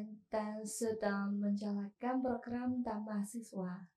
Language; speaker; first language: Indonesian; non-native, learner; Chinese